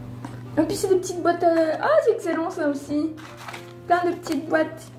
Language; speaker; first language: French; native; French